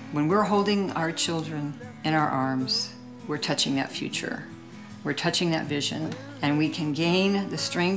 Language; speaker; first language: English; native; English